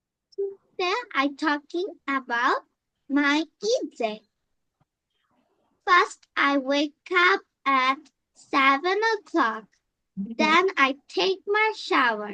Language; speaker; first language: English; non-native, learner; Bangla